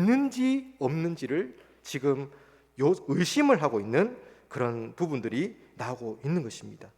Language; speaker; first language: Korean; native; Korean